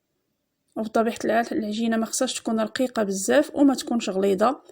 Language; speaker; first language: Arabic; native; Arabic